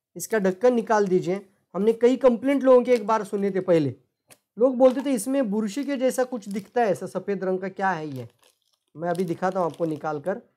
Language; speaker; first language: Hindi; non-native, local second language; Marathi